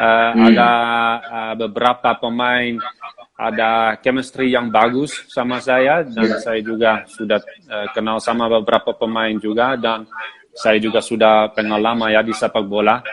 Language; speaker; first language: Indonesian; non-native, fluent; Dutch